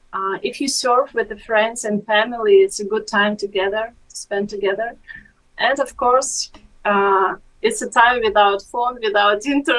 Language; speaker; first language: English; non-native, fluent; Ukrainian